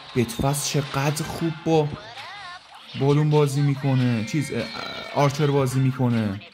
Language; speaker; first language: Persian; native; Persian